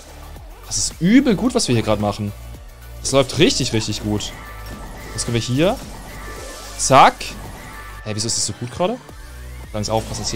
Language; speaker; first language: German; native; German